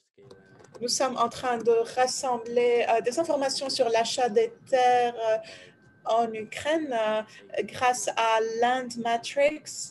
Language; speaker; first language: French; non-native, fluent; Ukrainian